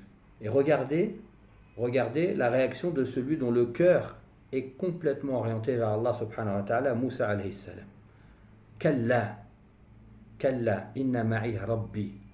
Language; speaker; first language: French; native; French